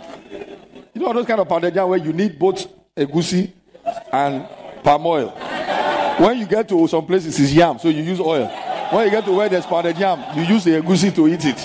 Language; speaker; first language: English; non-native, local second language; Yoruba